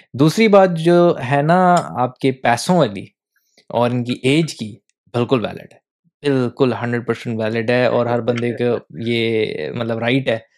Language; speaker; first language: Urdu; native; Urdu